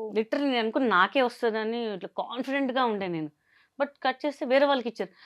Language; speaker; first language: Telugu; non-native, local second language; Hindi